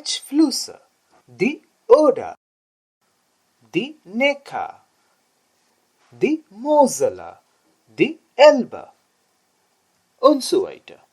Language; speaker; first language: German; non-native, learner; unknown